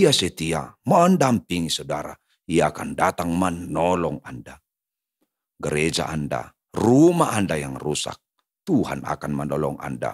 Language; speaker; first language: Indonesian; native; Indonesian